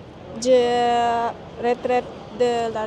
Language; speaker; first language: French; non-native, learner; Indonesian